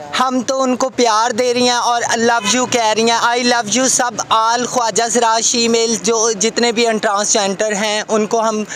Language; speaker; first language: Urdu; non-native, local second language; Punjabi